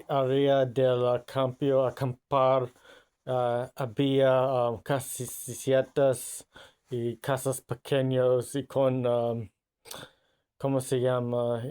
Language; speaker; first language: Spanish; non-native, learner; English